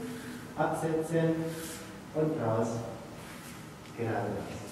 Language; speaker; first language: German; non-native, fluent; Spanish